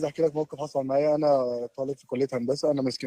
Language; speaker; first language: Arabic; native; Arabic